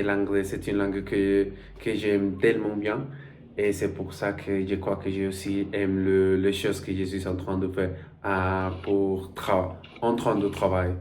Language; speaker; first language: French; non-native, learner; Spanish